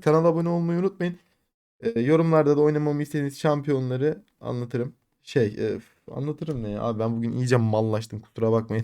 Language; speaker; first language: Turkish; native; Turkish